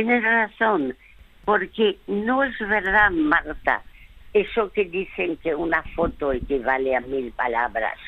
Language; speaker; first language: Spanish; early bilingual, other home language; French